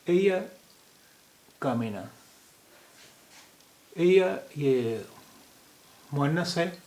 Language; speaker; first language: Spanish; non-native, fluent; Urdu